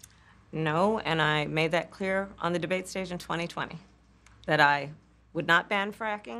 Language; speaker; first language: English; native; English